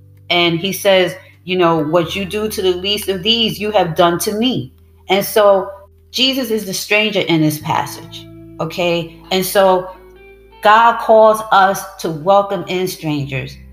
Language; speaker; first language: English; early bilingual, other home language; Spanish